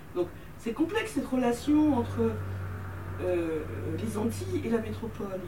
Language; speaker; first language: French; native; French